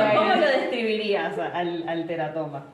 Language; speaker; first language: Spanish; native; Spanish